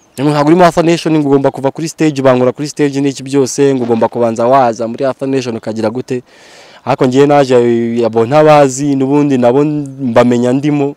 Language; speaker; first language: Kinyarwanda; native; Kinyarwanda